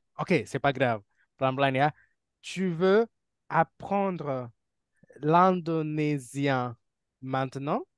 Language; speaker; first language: French; non-native, fluent; Indonesian